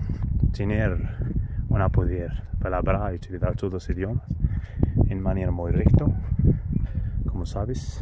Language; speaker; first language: Spanish; non-native, learner; Arabic